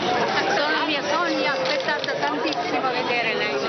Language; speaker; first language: Italian; non-native, learner; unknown